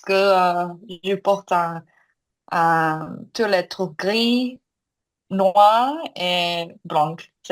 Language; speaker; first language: French; non-native, learner; Korean